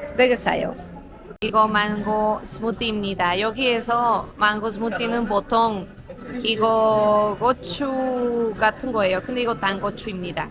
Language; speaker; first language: Korean; non-native, learner; Spanish